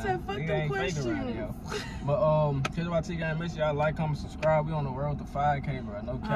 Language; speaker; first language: English; native; English